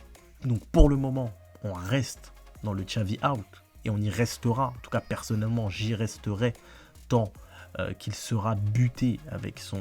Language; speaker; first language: French; native; French